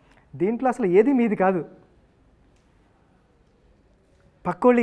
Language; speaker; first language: Telugu; native; Telugu